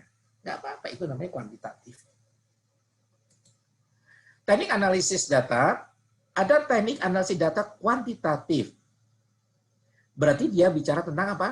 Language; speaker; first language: Indonesian; non-native, local second language; Javanese